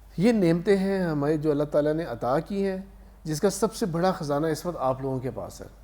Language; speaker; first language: Urdu; native; Urdu